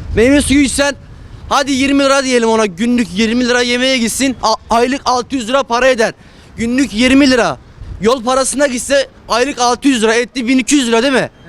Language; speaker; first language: Turkish; native; Turkish